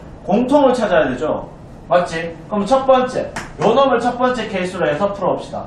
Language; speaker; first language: Korean; native; Korean